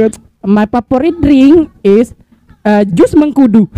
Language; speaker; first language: English; non-native, learner; Indonesian